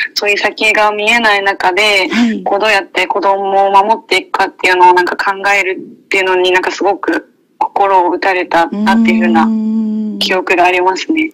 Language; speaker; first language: Japanese; native; Japanese